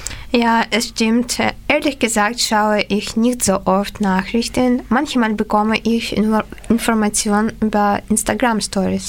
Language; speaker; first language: German; non-native, learner; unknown